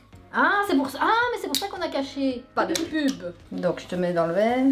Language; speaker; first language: French; native; French